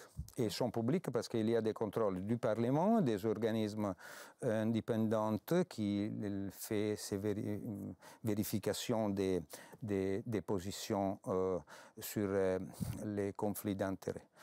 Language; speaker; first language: French; non-native, fluent; Italian